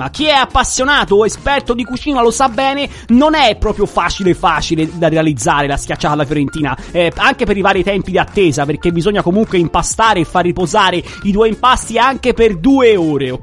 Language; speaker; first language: Italian; native; Italian